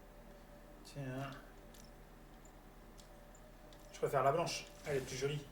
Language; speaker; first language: French; native; French